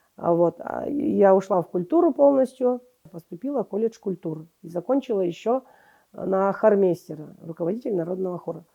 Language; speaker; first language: Russian; non-native, local second language; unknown